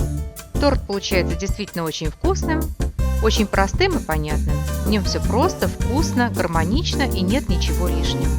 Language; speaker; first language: Russian; native; Russian